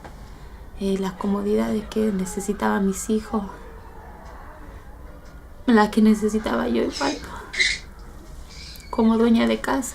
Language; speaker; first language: Spanish; native; Spanish